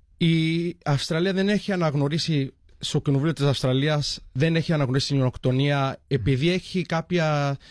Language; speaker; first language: Greek; early bilingual, heritage; Greek